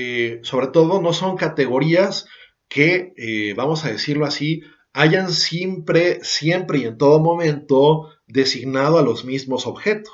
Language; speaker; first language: Spanish; native; Spanish